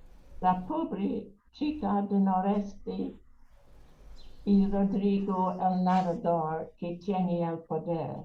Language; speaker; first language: Spanish; non-native, learner; English